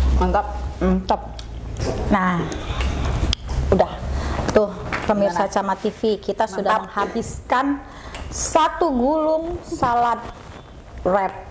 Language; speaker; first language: Indonesian; native; Indonesian